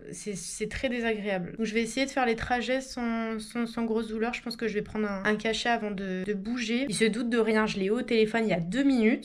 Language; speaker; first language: French; native; French